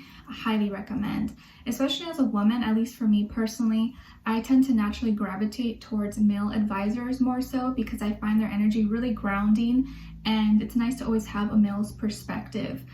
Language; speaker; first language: English; native; English